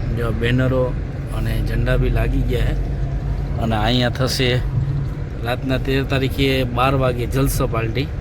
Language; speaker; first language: Gujarati; native; Gujarati